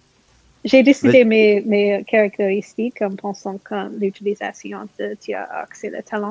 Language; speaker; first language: French; non-native, learner; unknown